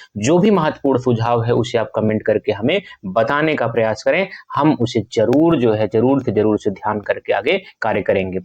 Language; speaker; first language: Hindi; native; Hindi